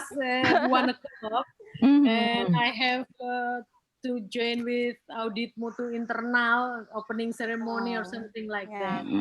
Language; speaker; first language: English; non-native, learner; Indonesian